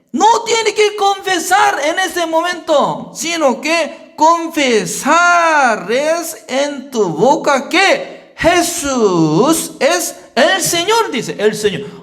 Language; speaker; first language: Spanish; non-native, fluent; Korean